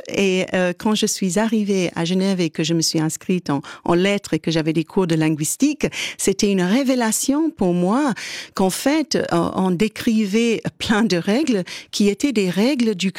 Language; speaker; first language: French; native; French